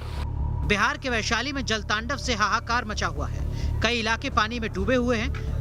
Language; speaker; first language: Hindi; native; Hindi